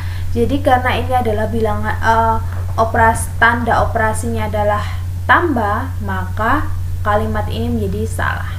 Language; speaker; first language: Indonesian; native; Indonesian